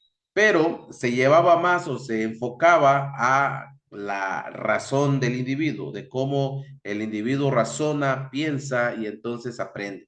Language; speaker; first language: Spanish; native; Spanish